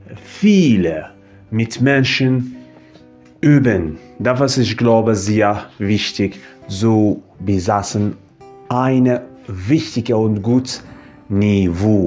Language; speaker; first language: German; non-native, learner; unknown